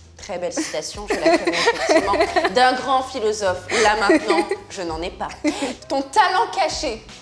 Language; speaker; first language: French; early bilingual, other home language; Arabic